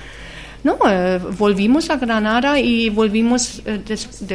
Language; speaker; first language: Spanish; non-native, fluent; German